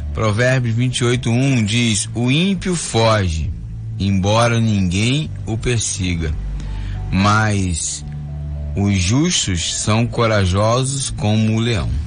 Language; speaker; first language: Portuguese; native; Portuguese